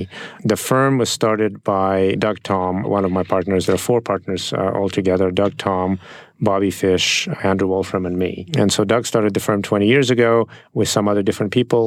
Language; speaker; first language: English; non-native, fluent; Russian